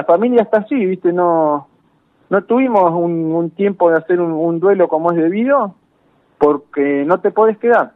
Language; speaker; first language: Spanish; native; Spanish